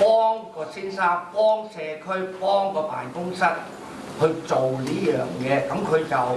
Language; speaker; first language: Cantonese; native; Cantonese